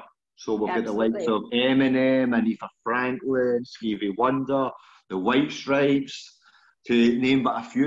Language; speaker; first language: English; native; English